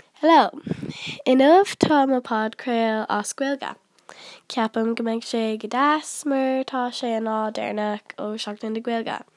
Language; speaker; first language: Irish; non-native, local second language; English